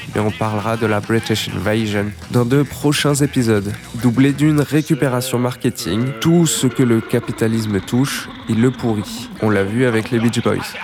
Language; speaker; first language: French; native; French